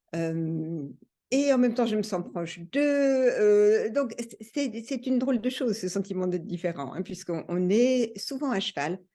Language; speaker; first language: French; early bilingual, other home language; English